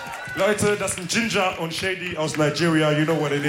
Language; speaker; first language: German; early bilingual, other home language; Wolof